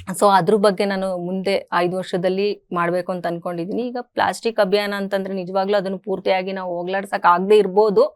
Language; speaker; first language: Kannada; native; Kannada